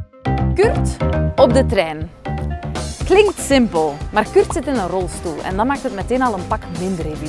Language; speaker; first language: Dutch; native; Dutch